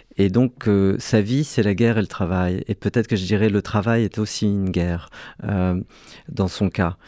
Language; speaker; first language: French; early bilingual, other home language; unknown